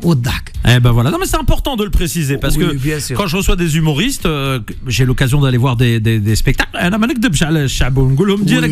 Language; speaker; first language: French; native; French